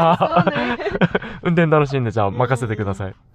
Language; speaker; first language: Japanese; native; Japanese